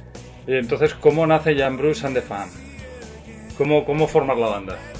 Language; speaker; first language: Spanish; native; Spanish